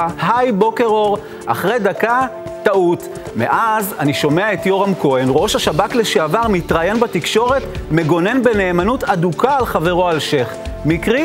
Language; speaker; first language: Hebrew; native; Hebrew